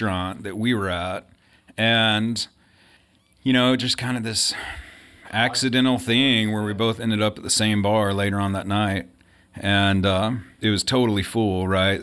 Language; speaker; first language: English; native; English